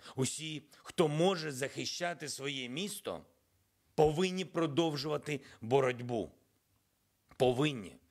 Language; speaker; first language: Ukrainian; non-native, local second language; Russian